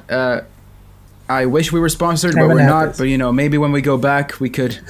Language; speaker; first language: English; non-native, fluent; Swedish